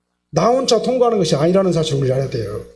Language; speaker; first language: Korean; native; Korean